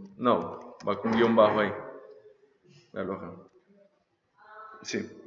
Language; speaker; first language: Spanish; native; Spanish